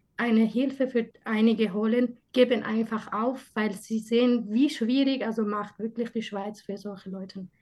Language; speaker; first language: German; non-native, fluent; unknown